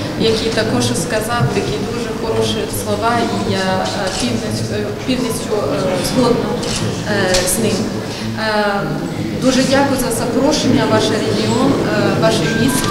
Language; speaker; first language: Ukrainian; non-native, learner; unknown